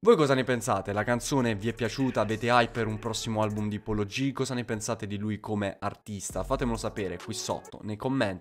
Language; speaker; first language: Italian; native; Italian